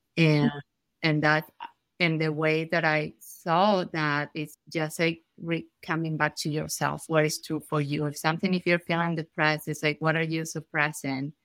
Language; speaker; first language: English; non-native, fluent; Spanish